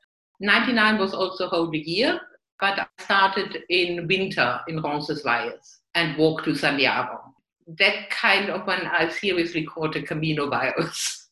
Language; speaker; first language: English; non-native, fluent; German